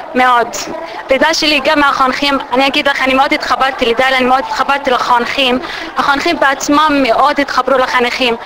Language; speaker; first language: Hebrew; non-native, local second language; Arabic